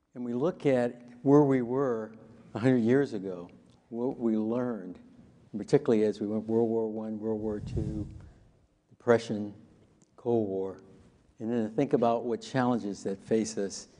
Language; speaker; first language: English; native; English